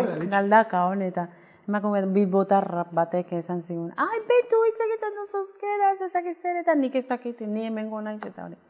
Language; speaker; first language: Basque; non-native, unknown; Spanish